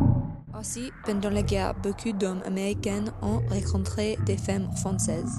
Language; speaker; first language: French; non-native, learner; English